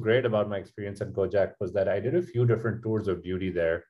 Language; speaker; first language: English; non-native, local second language; Urdu